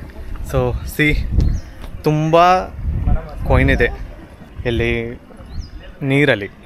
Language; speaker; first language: Kannada; non-native, learner; Hindi